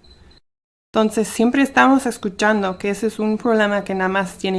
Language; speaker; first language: Spanish; early bilingual, heritage; Spanish